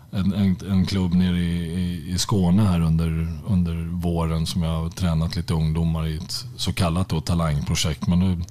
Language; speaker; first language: Swedish; native; Swedish